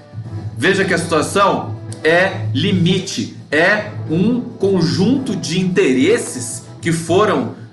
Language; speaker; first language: Portuguese; native; Portuguese